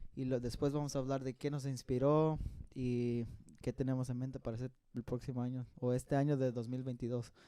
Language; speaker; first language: Spanish; early bilingual, other home language; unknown